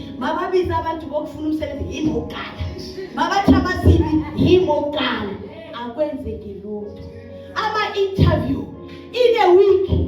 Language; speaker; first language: Zulu; non-native, local second language; Northern Sotho